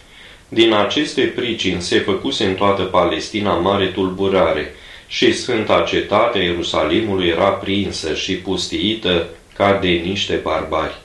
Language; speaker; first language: Romanian; native; Romanian